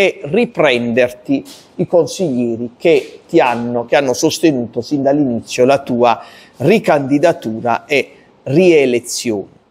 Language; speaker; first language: Italian; native; Italian